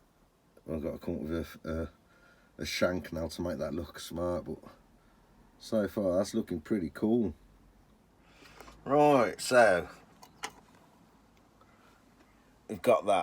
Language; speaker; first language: English; native; English